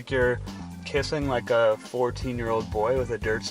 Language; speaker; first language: English; native; English